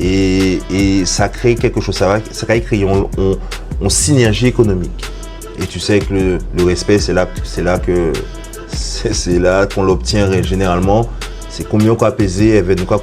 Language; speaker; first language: French; non-native, local second language; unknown